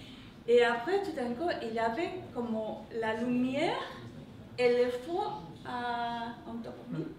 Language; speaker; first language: French; non-native, learner; English